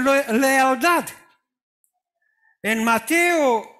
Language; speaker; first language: Spanish; non-native, fluent; Romanian